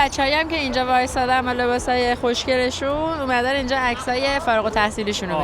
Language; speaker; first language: Persian; native; Persian